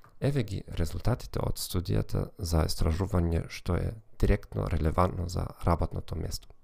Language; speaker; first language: Macedonian; non-native, learner; German